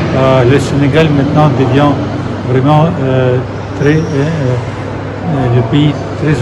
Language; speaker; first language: French; non-native, fluent; Russian